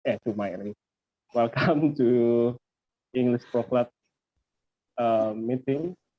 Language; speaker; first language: English; non-native, fluent; Indonesian